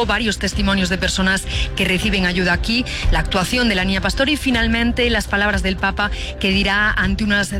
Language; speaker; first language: Spanish; native; Spanish